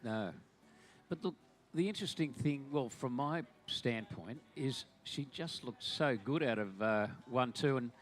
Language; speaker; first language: English; native; English